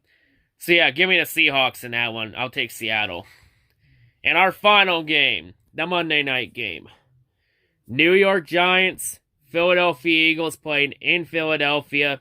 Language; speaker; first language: English; native; English